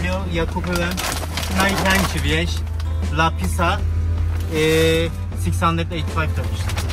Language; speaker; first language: Polish; non-native, learner; Turkish